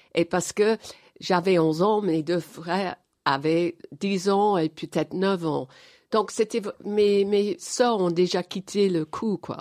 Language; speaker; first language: French; non-native, fluent; English